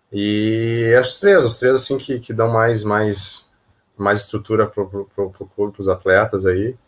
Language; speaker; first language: Portuguese; native; Portuguese